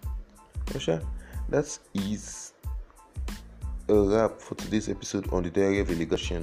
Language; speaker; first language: English; non-native, local second language; Yoruba